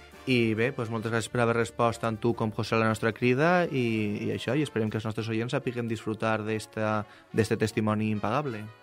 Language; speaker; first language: Catalan; native; Catalan